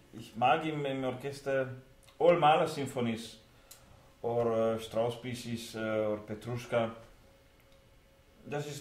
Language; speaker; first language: German; non-native, fluent; Hungarian